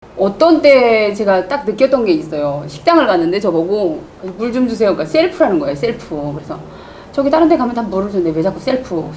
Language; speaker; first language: Korean; native; Korean